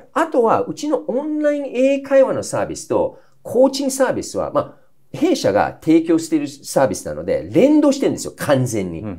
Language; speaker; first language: Japanese; non-native, fluent; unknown